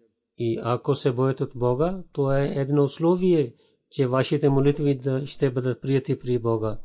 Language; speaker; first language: Bulgarian; non-native, fluent; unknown